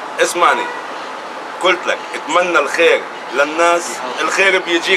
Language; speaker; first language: Arabic; native; Arabic